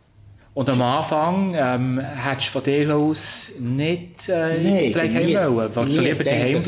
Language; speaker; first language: German; native; German